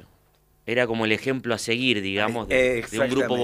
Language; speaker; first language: Spanish; native; Spanish